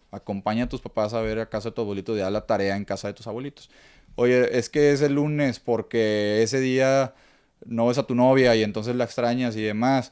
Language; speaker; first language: Spanish; native; Spanish